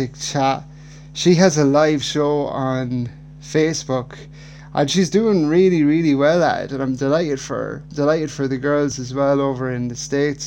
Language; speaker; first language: English; native; English